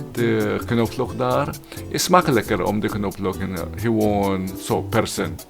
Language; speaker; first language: Dutch; non-native, learner; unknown